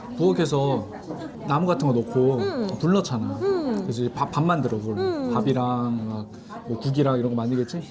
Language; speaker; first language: Korean; native; Korean